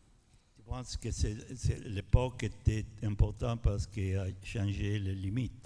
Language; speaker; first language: French; non-native, fluent; Italian